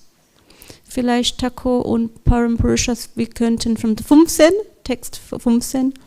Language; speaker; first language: German; non-native, learner; English